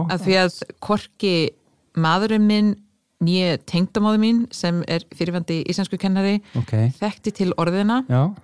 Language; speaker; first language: Icelandic; non-native, fluent; English